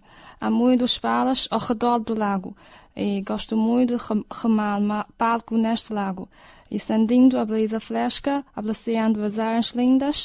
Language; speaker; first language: Portuguese; non-native, learner; Chinese